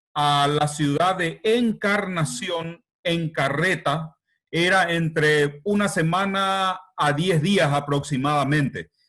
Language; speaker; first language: Spanish; native; Spanish